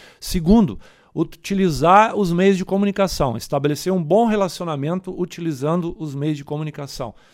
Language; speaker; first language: Portuguese; native; Portuguese